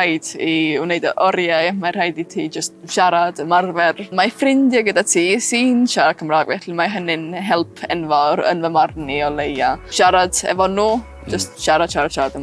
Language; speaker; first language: Welsh; non-native, fluent; Estonian